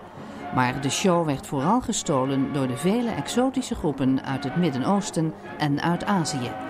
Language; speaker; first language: Dutch; native; Dutch